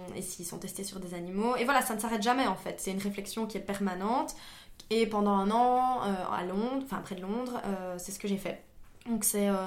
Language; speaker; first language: French; native; French